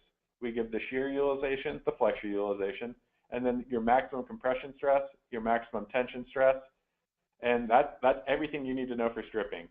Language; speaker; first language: English; native; English